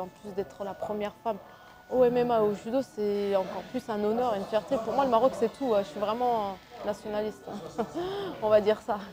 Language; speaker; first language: French; early bilingual, other home language; Arabic